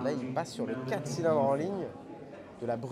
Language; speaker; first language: French; native; French